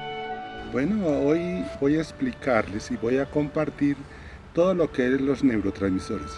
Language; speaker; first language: Spanish; native; Spanish